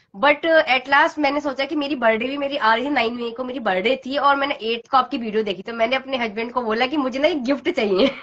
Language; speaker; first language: Hindi; native; Hindi